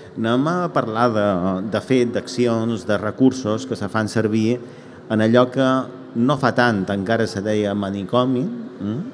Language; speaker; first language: Catalan; native; Catalan